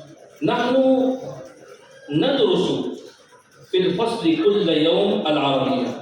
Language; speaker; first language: Arabic; non-native, fluent; Urdu